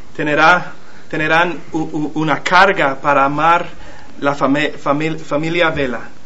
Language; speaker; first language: Spanish; non-native, learner; English